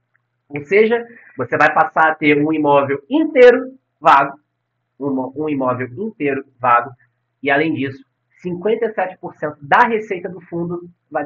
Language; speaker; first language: Portuguese; native; Portuguese